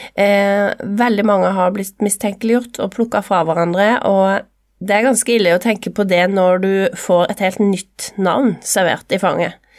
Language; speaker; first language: Norwegian; native; Norwegian